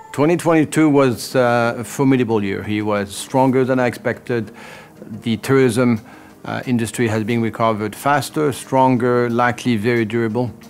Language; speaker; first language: English; non-native, fluent; French